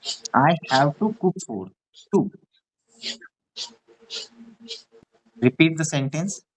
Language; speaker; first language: English; non-native, fluent; Hindi